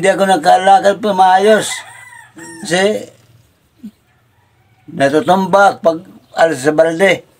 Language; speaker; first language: Filipino; non-native, local second language; Cebuano